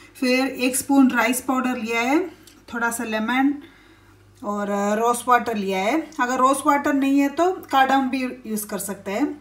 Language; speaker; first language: Hindi; non-native, local second language; Malayalam